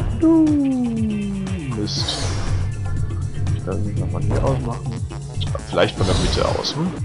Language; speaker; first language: German; native; German